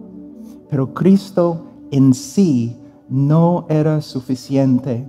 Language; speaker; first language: Spanish; non-native, fluent; English